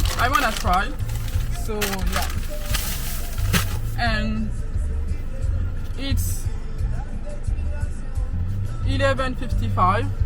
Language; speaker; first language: English; non-native, learner; Haitian Creole